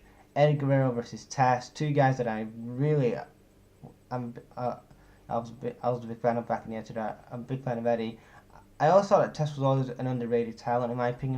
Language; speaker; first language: English; native; English